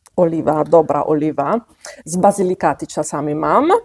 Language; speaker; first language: Polish; non-native, fluent; Italian